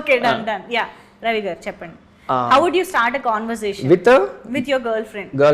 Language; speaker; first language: Telugu; native; Telugu